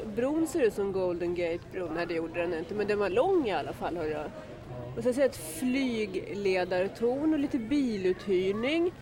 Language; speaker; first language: Swedish; native; Swedish